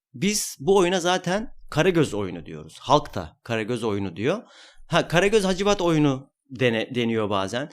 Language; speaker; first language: Turkish; non-native, local second language; Kurdish